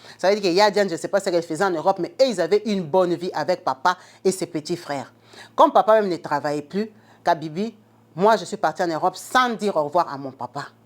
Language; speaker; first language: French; non-native, local second language; Lingala